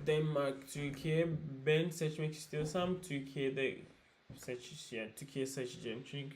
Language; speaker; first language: Turkish; non-native, learner; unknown